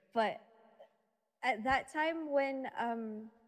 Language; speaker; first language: English; non-native, local second language; Filipino